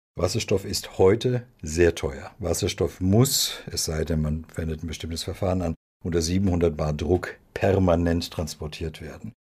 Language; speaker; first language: German; early bilingual, other home language; Serbian